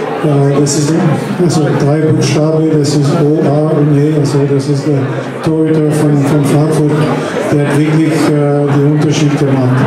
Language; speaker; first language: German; non-native, fluent; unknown